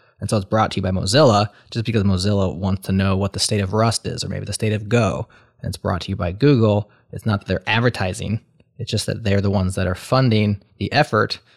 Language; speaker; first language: English; native; English